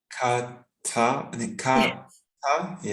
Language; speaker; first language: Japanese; non-native, learner; German